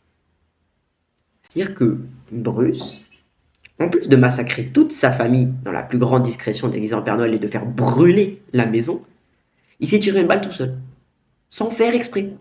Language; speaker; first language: French; native; French